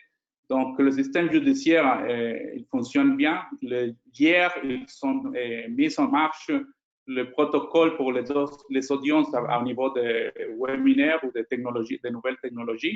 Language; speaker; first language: French; non-native, fluent; Spanish